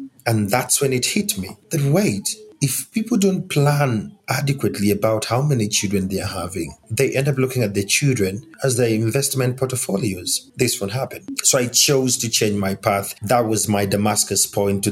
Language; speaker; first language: English; non-native, local second language; Ganda